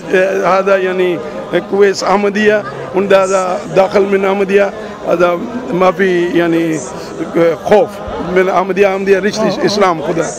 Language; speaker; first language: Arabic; non-native, learner; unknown